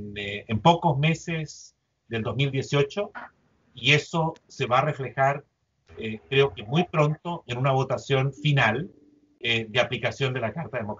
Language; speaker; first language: Spanish; native; Spanish